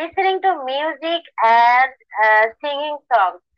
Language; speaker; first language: English; non-native, learner; Bangla